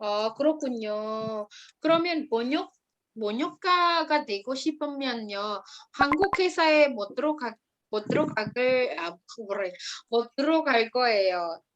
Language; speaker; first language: Korean; non-native, fluent; Indonesian